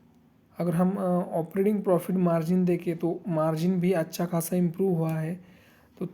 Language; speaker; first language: Hindi; non-native, local second language; Marathi